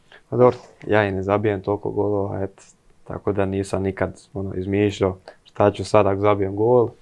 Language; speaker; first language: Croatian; early bilingual, heritage; Croatian